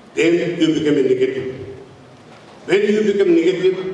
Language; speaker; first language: English; non-native, local second language; Nepali